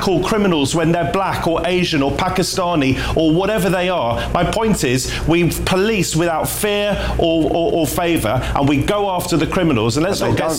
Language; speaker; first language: English; native; English